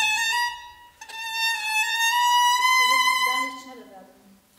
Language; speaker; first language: German; non-native, learner; Armenian